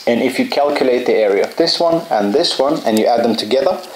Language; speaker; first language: English; non-native, fluent; Lithuanian